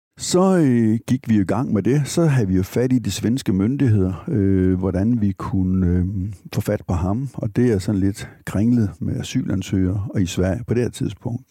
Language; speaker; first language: Danish; native; Danish